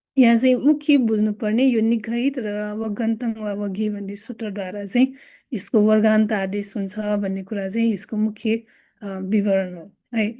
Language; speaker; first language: Nepali; non-native, local second language; Newari